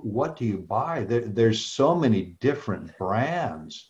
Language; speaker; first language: English; native; English